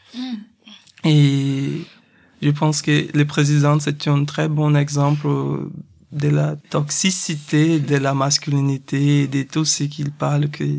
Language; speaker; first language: French; non-native, fluent; Portuguese